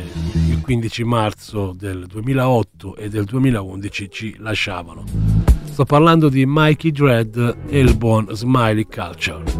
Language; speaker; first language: Italian; native; Italian